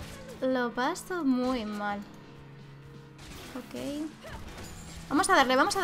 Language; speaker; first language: Spanish; native; Spanish